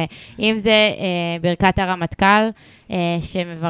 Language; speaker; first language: Hebrew; native; Hebrew